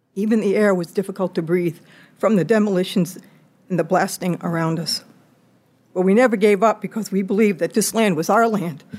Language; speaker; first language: English; native; English